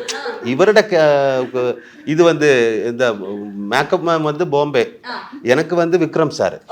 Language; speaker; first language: Tamil; non-native, learner; Malayalam